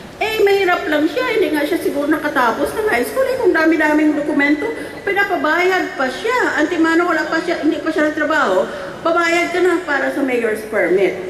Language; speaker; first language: Filipino; native; Filipino